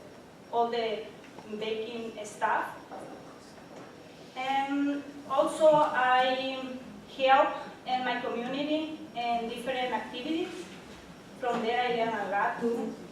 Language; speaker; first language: English; non-native, learner; Spanish